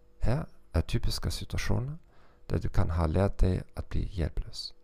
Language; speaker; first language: Swedish; non-native, fluent; German